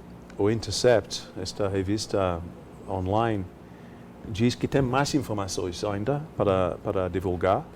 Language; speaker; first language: Portuguese; non-native, fluent; English